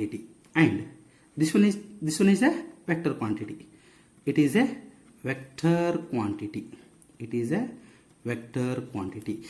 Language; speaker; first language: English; non-native, local second language; Kannada